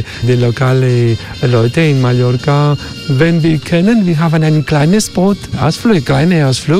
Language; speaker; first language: German; non-native, learner; Spanish